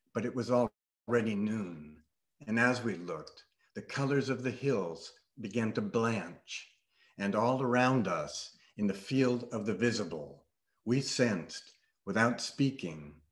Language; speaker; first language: English; native; English